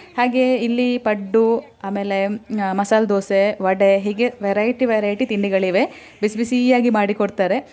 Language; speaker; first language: Kannada; non-native, local second language; Tulu